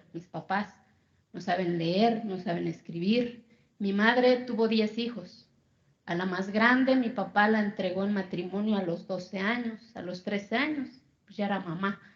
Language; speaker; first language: Spanish; non-native, local second language; Zapotec